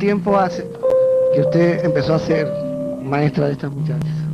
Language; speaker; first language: Spanish; native; Spanish